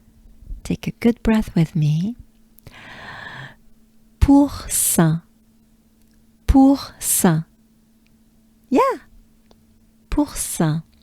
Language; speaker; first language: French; native; French